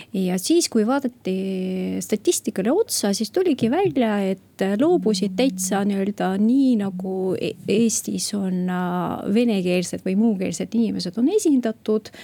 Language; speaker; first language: Estonian; non-native, local second language; Russian